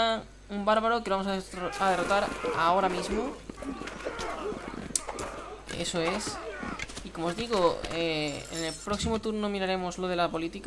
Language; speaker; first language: Spanish; native; Spanish